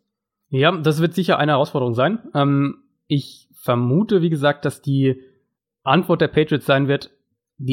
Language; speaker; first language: German; native; German